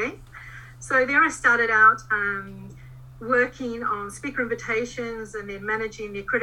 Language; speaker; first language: English; native; English